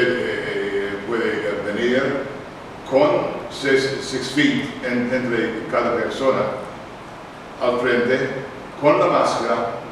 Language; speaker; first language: Spanish; non-native, learner; English